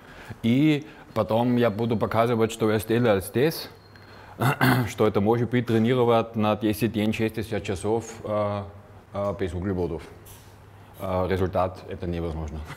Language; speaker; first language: Russian; non-native, fluent; German